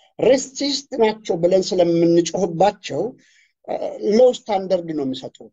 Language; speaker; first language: Amharic; non-native, local second language; Oromo